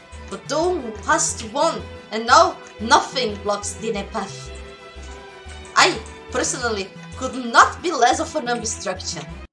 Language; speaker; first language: English; non-native, fluent; Portuguese